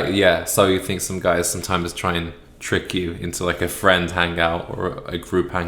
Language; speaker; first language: English; native; English